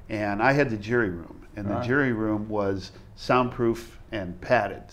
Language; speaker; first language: English; native; English